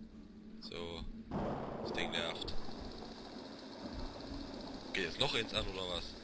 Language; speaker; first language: German; native; German